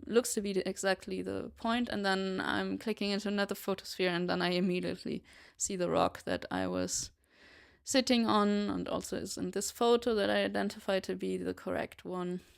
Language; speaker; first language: English; non-native, fluent; German